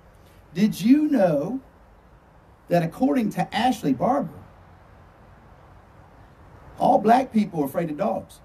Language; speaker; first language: English; native; English